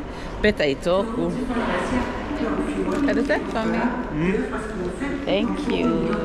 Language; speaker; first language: English; non-native, learner; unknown